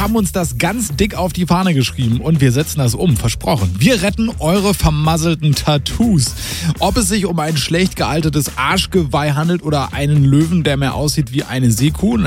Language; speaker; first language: German; native; German